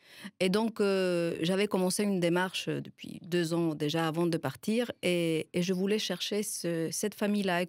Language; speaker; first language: French; non-native, fluent; Spanish